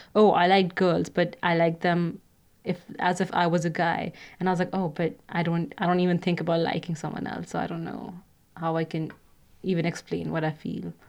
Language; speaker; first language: English; non-native, local second language; Hindi